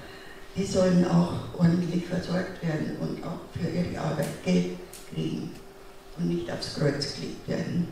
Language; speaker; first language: German; non-native, fluent; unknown